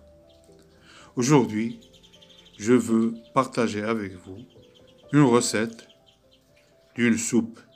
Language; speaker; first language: French; non-native, local second language; Arabic